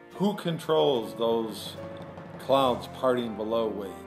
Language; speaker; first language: English; native; English